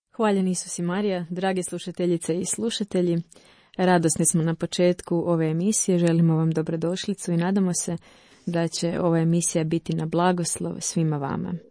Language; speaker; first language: Croatian; native; Croatian